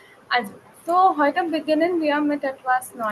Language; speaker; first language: German; non-native, fluent; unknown